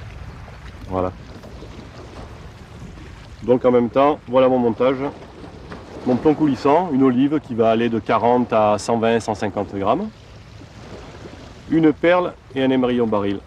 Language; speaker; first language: French; native; French